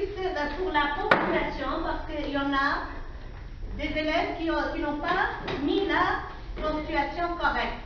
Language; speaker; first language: French; non-native, local second language; Arabic